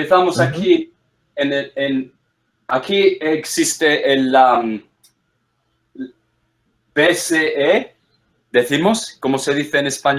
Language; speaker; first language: Spanish; non-native, fluent; English